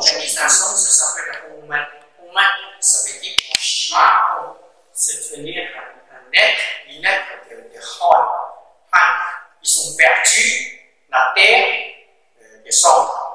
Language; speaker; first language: French; non-native, learner; Chinese